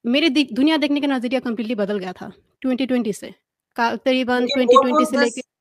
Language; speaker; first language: Hindi; non-native, fluent; Bangla